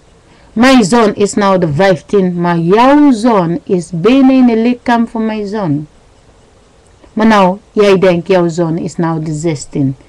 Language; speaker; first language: Dutch; non-native, learner; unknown